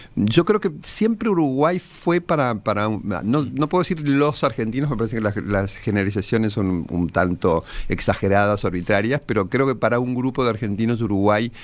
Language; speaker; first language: Spanish; native; Spanish